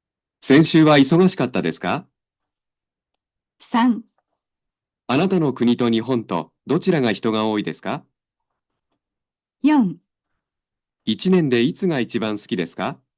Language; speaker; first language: Japanese; non-native, learner; Indonesian